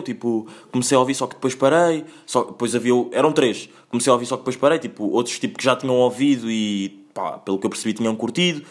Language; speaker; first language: Portuguese; native; Portuguese